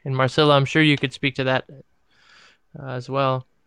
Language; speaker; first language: English; native; English